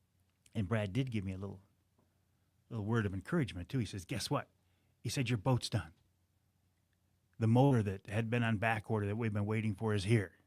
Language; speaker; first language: English; native; English